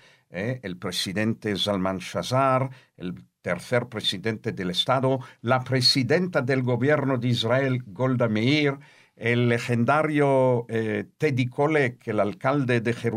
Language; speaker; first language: Spanish; non-native, fluent; Hebrew